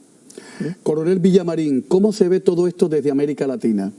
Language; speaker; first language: Spanish; native; Spanish